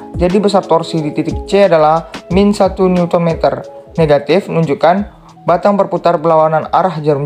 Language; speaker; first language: Indonesian; native; Indonesian